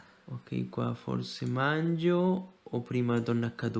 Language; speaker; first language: Italian; non-native, fluent; Spanish